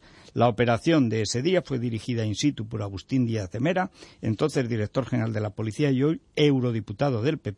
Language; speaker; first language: Spanish; native; Spanish